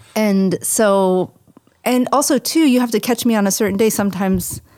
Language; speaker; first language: English; native; English